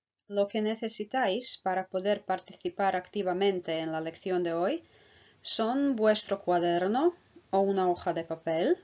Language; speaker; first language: Spanish; non-native, fluent; Croatian